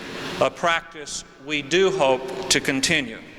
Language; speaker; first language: English; native; English